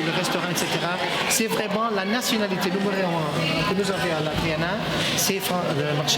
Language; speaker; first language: French; non-native, learner; Portuguese